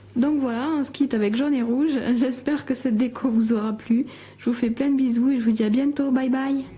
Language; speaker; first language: French; native; French